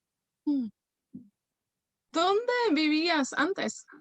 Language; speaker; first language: Spanish; non-native, fluent; Welsh